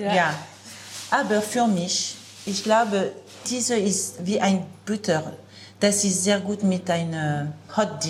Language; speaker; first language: German; non-native, learner; French